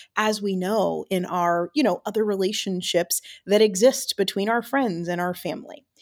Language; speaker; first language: English; native; English